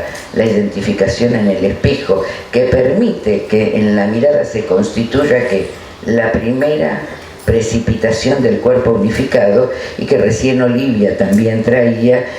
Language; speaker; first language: Spanish; native; Spanish